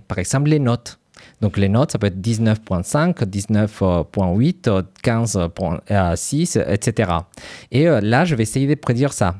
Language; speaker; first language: French; non-native, fluent; Spanish